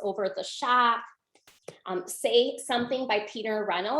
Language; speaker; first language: English; native; English